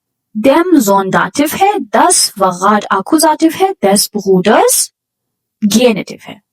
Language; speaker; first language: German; non-native, fluent; Urdu